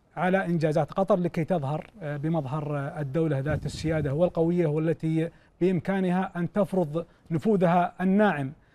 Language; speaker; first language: Arabic; native; Arabic